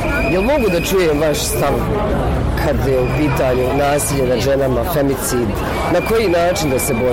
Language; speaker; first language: Serbian; native; Serbian